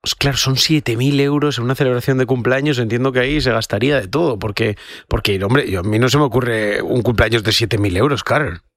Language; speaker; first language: Spanish; native; Spanish